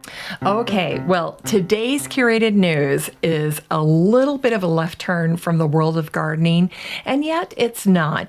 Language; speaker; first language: English; native; English